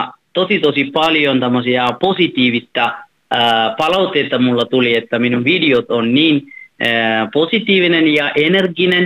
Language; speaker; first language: Finnish; non-native, fluent; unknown